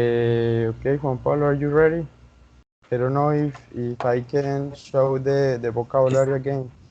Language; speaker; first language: English; non-native, learner; Spanish